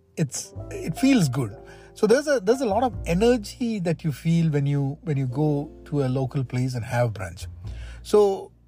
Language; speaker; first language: English; non-native, local second language; Malayalam